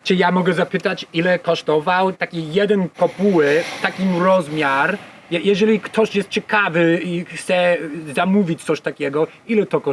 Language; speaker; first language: Polish; non-native, learner; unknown